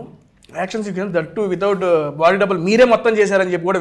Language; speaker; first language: Telugu; native; Telugu